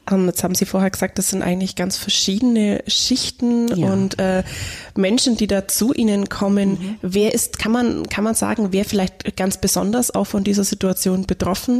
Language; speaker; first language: German; native; German